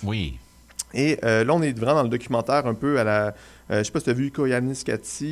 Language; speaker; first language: French; native; French